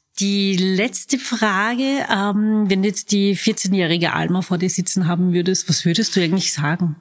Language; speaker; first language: German; native; German